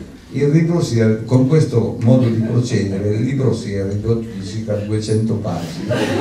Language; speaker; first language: Italian; native; Italian